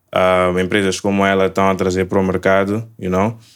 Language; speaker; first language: Portuguese; native; Portuguese